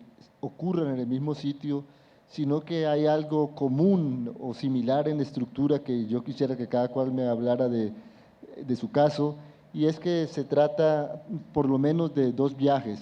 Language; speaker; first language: Spanish; native; Spanish